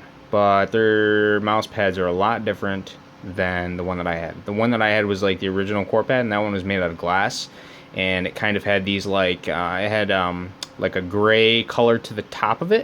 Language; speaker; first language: English; native; English